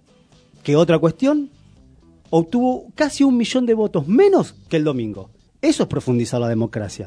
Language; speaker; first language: Spanish; native; Spanish